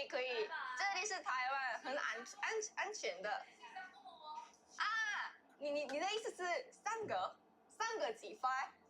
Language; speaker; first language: Chinese; non-native, learner; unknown